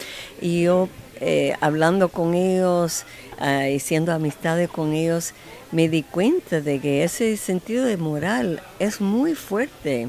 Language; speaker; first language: Spanish; non-native, fluent; English